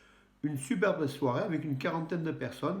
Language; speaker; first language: French; native; French